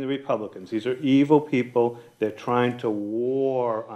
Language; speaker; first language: English; native; English